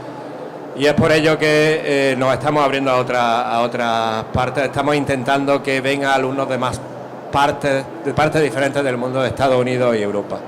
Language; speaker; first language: Spanish; native; Spanish